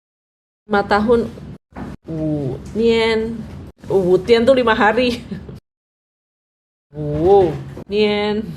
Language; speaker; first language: Chinese; non-native, fluent; Indonesian